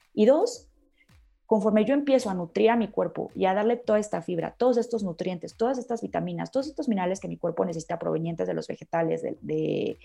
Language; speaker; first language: Spanish; native; Spanish